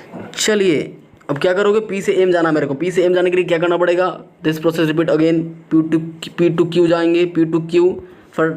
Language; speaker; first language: Hindi; native; Hindi